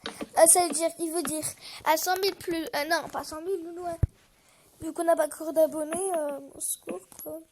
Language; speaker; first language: French; native; French